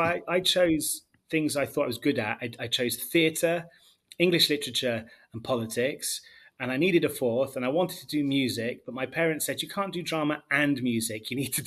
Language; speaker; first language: English; native; English